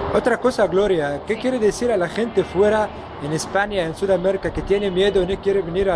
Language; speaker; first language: Spanish; non-native, fluent; Arabic